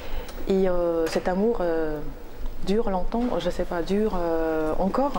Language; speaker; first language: French; non-native, fluent; Polish